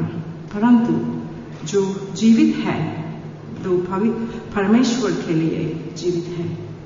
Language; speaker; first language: English; non-native, local second language; Telugu